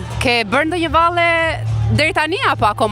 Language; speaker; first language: Albanian; native; Albanian